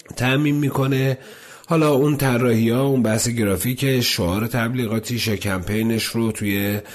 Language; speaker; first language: Persian; non-native, local second language; Azerbaijani